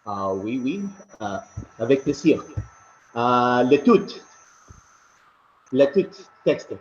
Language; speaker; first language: French; non-native, learner; Spanish